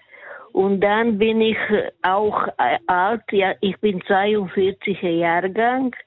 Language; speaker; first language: German; non-native, learner; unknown